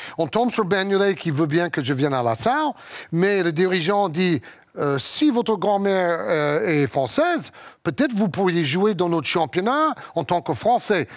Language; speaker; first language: French; non-native, fluent; English